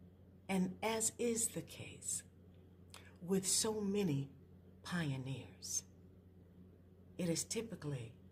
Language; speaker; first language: English; native; English